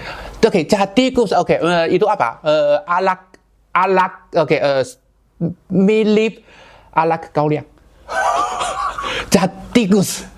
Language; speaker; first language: Indonesian; non-native, learner; Chinese